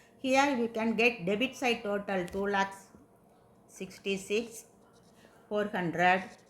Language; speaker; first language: English; non-native, local second language; Tamil